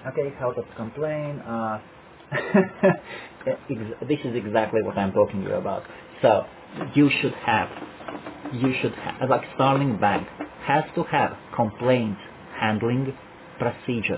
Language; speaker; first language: English; non-native, fluent; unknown